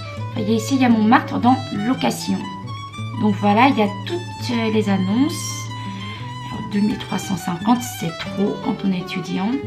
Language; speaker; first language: French; non-native, fluent; Korean